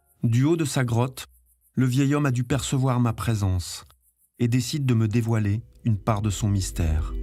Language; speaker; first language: French; native; French